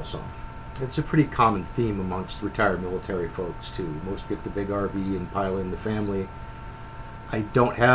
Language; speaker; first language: English; native; English